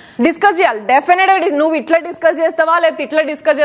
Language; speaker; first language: Telugu; native; Telugu